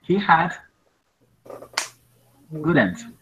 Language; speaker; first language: English; non-native, learner; Spanish